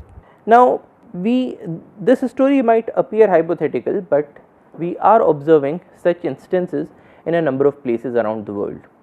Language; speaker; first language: English; non-native, local second language; Hindi